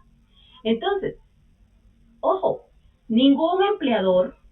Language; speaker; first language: Spanish; native; Spanish